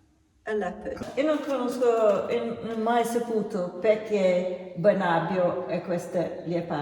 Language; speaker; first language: Italian; non-native, learner; English